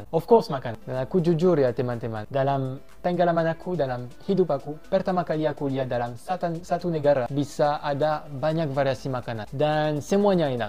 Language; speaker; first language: Indonesian; non-native, fluent; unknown